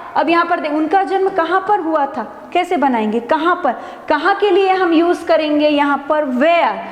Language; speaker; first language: Hindi; native; Hindi